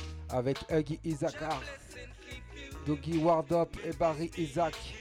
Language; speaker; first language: French; native; French